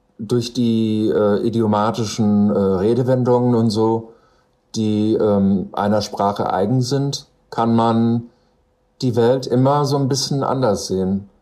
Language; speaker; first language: German; non-native, fluent; English